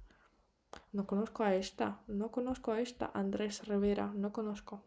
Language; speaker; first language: Spanish; non-native, fluent; Russian